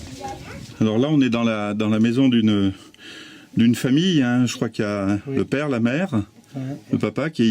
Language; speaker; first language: French; native; French